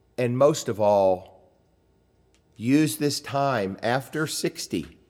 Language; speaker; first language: English; native; English